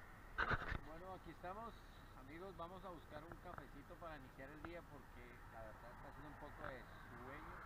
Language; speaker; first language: Spanish; native; Spanish